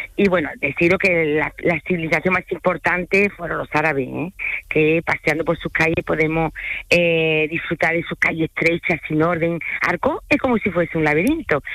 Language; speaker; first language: Spanish; early bilingual, other home language; French